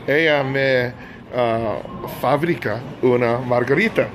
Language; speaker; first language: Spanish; non-native, learner; English